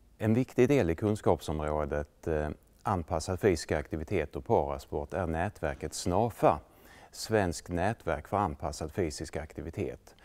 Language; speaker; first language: Swedish; native; Swedish